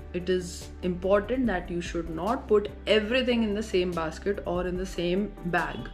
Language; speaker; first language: English; non-native, local second language; Hindi